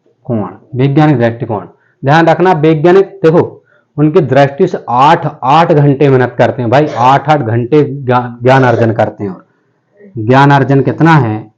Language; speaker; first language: Hindi; native; Hindi